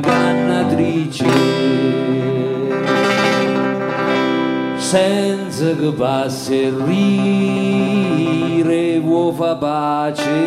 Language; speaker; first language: Italian; native; Italian